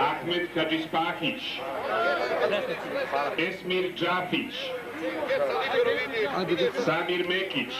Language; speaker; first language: Bosnian; native; Bosnian